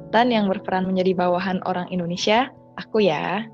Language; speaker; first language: Indonesian; native; Indonesian